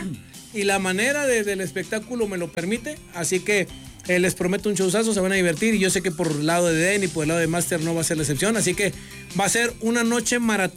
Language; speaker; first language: Spanish; native; Spanish